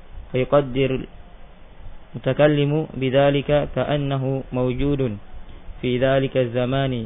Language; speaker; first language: Arabic; non-native, fluent; Indonesian